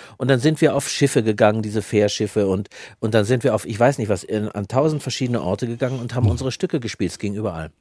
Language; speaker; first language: German; native; German